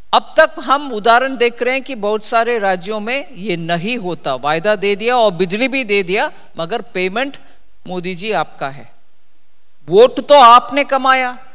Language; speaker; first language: Hindi; non-native, local second language; Tamil